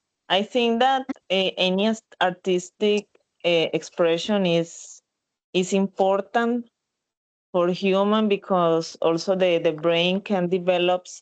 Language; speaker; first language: English; non-native, learner; Spanish